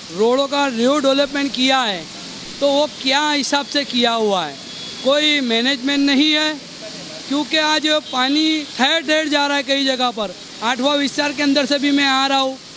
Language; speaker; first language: Hindi; non-native, local second language; Gujarati